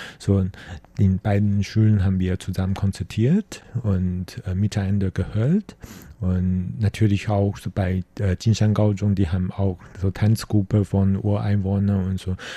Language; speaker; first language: German; non-native, learner; Chinese